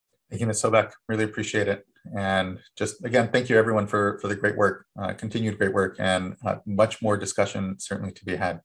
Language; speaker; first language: English; early bilingual, other home language; Spanish